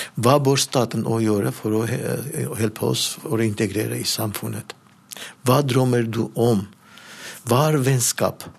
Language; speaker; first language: Norwegian; non-native, learner; Armenian